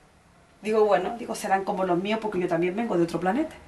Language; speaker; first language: Spanish; native; Spanish